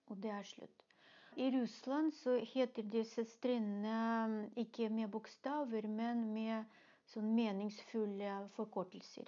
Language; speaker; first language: Norwegian; non-native, fluent; Russian